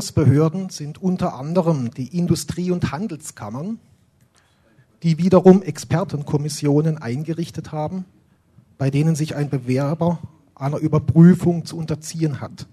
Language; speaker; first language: German; native; German